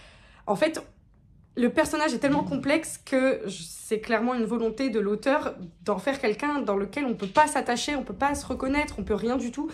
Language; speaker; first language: French; native; French